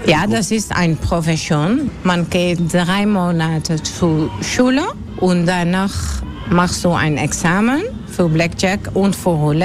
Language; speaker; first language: German; non-native, learner; Dutch